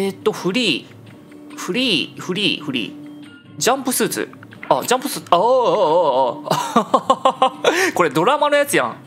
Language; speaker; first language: Japanese; native; Japanese